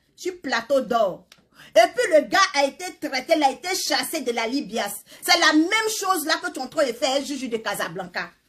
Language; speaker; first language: French; non-native, local second language; Baoulé